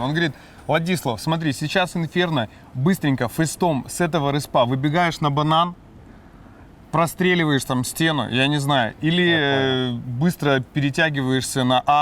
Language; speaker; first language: Russian; native; Russian